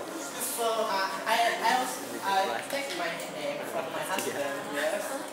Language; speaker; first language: English; non-native, learner; Indonesian